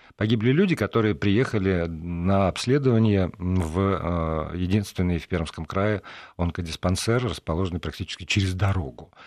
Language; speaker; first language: Russian; native; Russian